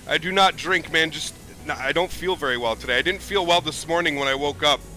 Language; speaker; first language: English; native; English